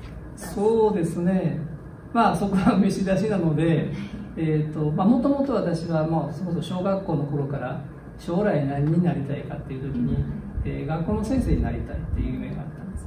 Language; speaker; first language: Japanese; native; Japanese